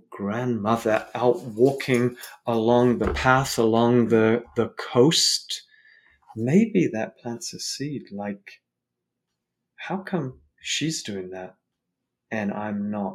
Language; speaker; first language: English; native; English